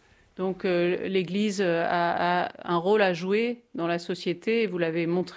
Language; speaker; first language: French; native; French